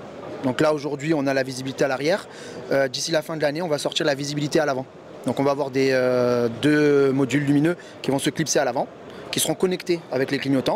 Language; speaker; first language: French; native; French